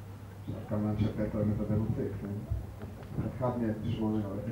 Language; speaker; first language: Hebrew; native; Hebrew